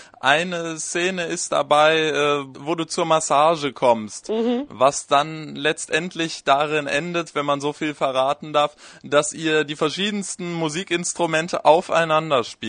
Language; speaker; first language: German; native; German